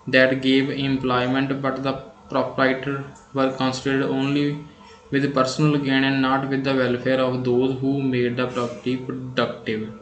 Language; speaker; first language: English; non-native, local second language; Punjabi